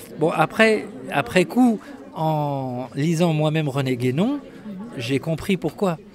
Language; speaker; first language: French; early bilingual, other home language; Arabic